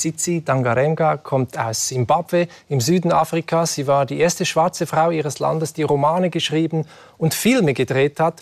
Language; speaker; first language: German; native; German